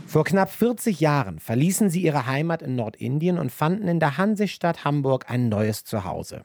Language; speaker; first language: German; native; German